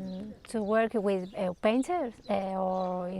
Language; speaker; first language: English; non-native, learner; Spanish